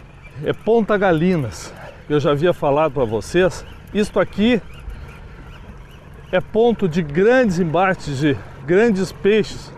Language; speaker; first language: Portuguese; native; Portuguese